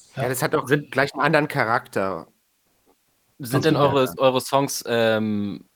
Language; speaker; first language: German; native; German